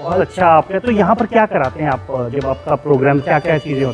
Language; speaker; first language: Hindi; native; Hindi